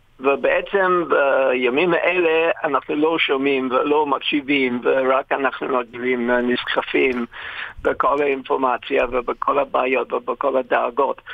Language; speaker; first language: Hebrew; non-native, fluent; English